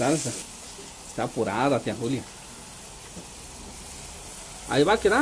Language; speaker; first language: Spanish; native; Spanish